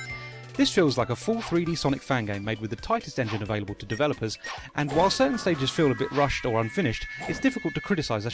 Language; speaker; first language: English; native; English